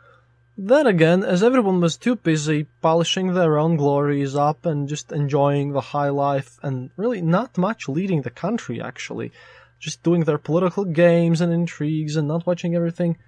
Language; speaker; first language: English; non-native, fluent; Latvian